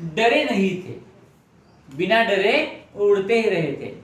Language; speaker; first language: Hindi; non-native, local second language; Marathi